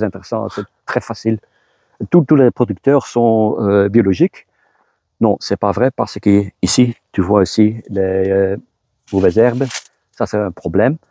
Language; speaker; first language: French; non-native, local second language; Dutch